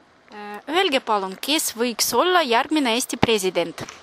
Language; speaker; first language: Estonian; non-native, local second language; Russian